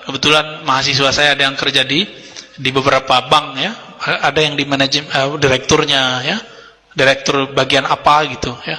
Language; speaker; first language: Indonesian; native; Indonesian